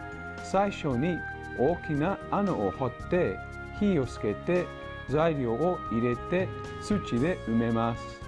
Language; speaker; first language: Japanese; non-native, fluent; English